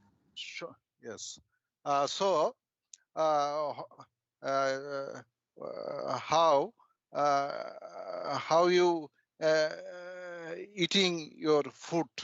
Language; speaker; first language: English; non-native, learner; Bangla